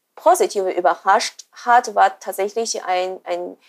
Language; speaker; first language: German; non-native, fluent; Chinese